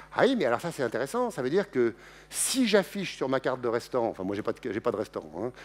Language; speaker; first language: French; native; French